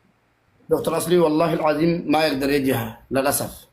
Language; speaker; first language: Arabic; non-native, learner; Oromo